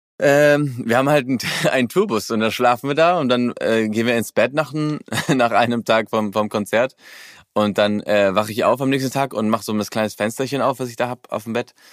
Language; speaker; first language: German; early bilingual, heritage; German